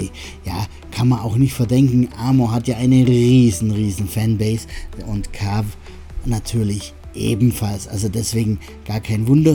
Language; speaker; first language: German; native; German